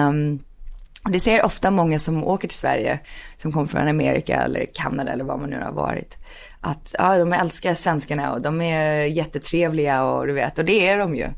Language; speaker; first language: Swedish; early bilingual, heritage; Swedish